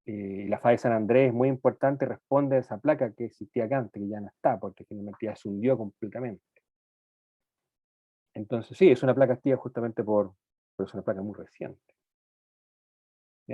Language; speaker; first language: Spanish; native; Spanish